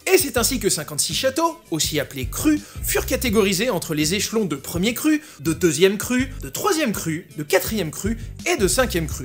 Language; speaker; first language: French; native; French